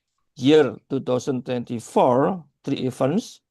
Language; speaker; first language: English; non-native, learner; Indonesian